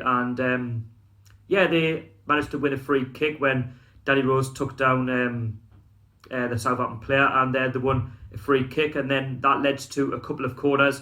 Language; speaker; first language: English; native; English